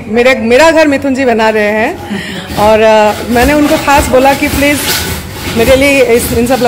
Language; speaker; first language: Hindi; native; Hindi